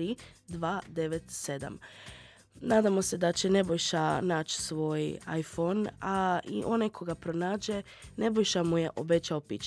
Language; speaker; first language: Serbian; native; Serbian